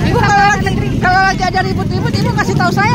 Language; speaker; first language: Malay; native; Malay